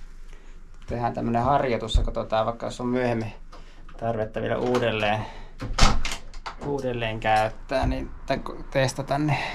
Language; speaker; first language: Finnish; native; Finnish